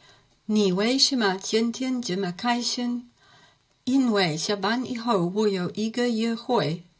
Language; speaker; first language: Chinese; non-native, learner; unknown